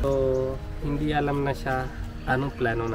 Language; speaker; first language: Filipino; non-native, learner; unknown